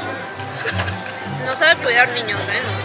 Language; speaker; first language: Spanish; native; Spanish